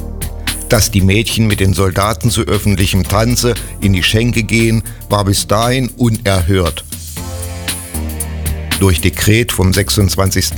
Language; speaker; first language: German; native; German